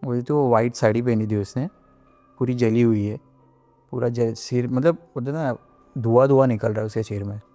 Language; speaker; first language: Hindi; non-native, local second language; Marathi